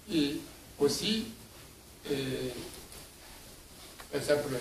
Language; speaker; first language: French; non-native, learner; Japanese